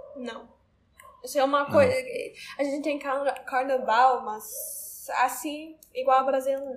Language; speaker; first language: Portuguese; non-native, learner; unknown